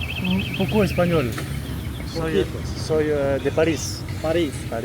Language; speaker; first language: Spanish; non-native, learner; French